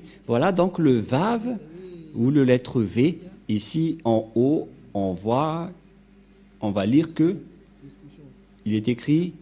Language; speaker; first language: French; non-native, local second language; Malagasy